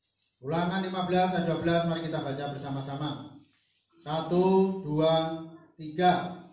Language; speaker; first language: Indonesian; non-native, local second language; Javanese